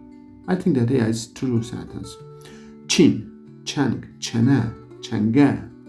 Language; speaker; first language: English; non-native, learner; Kurdish